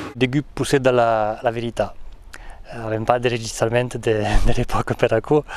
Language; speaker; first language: Occitan; non-native, local second language; French